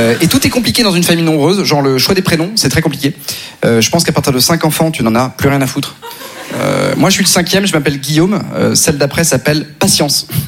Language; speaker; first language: French; native; French